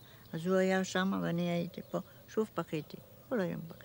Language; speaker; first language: Hebrew; non-native, fluent; German